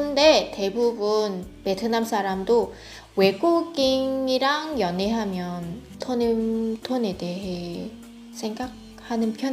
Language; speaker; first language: Korean; non-native, fluent; Vietnamese